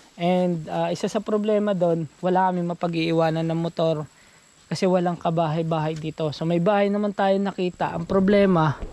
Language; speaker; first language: Filipino; native; Filipino